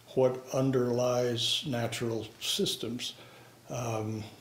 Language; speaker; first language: English; native; English